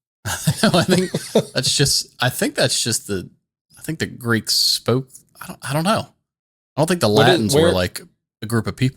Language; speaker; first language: English; native; English